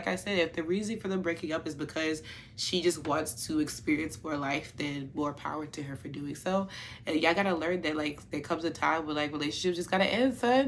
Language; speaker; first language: English; native; English